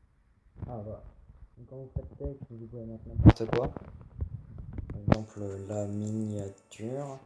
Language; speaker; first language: French; native; French